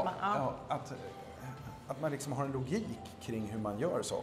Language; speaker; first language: Swedish; native; Swedish